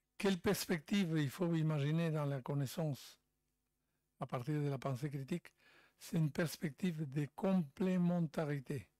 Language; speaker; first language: French; non-native, fluent; Spanish